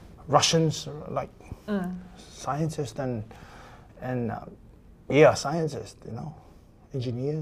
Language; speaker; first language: English; non-native, fluent; Samoan